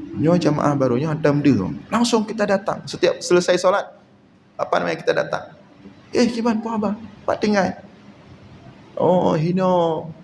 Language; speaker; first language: Malay; non-native, local second language; Achinese